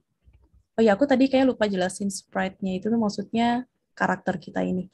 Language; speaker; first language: Indonesian; native; Indonesian